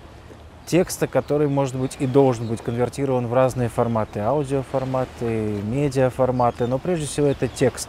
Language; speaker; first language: Russian; native; Russian